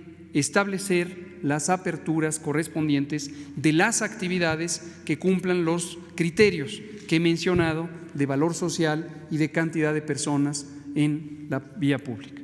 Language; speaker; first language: Spanish; native; Spanish